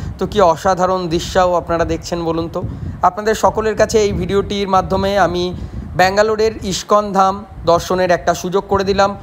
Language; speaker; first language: Bangla; native; Bangla